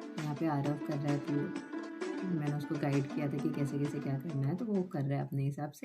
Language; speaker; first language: Hindi; non-native, local second language; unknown